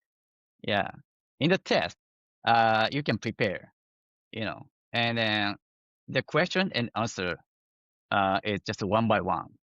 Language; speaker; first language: English; non-native, fluent; Japanese